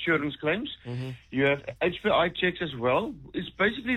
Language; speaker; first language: English; non-native, local second language; Afrikaans